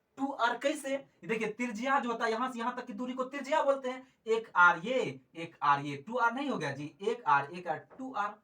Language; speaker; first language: Hindi; native; Hindi